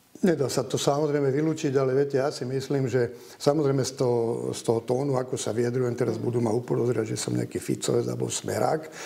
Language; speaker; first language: Slovak; native; Slovak